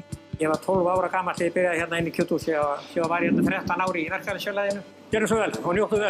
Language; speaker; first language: Icelandic; native; Icelandic